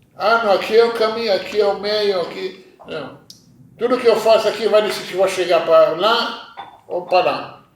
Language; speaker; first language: Portuguese; non-native, fluent; Hebrew